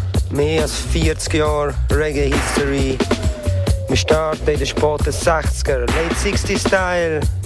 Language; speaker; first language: German; native; German